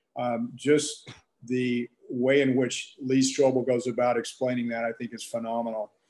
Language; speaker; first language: English; native; English